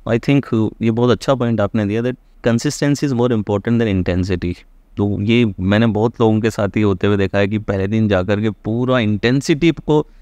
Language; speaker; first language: Hindi; native; Hindi